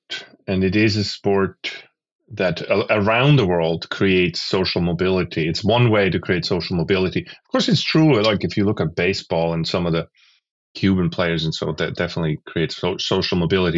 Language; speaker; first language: English; non-native, fluent; Swiss German